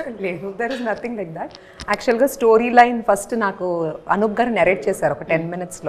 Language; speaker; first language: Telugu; early bilingual, heritage; Telugu